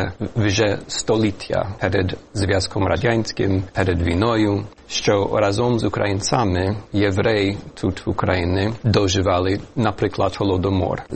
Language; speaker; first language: Ukrainian; non-native, fluent; English